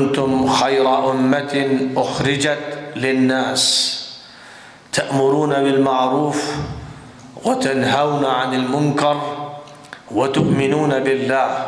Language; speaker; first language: Arabic; non-native, fluent; Urdu